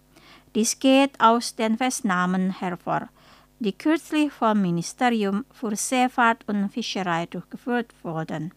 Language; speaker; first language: German; non-native, fluent; Indonesian